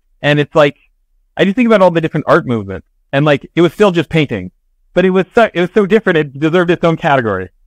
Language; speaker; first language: English; native; English